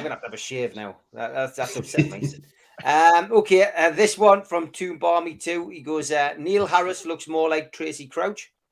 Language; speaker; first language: English; native; English